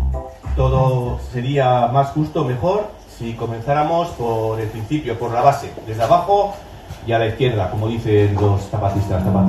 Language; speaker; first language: Spanish; native; Spanish